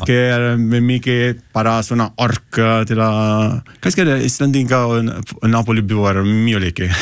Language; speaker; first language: Icelandic; non-native, learner; Italian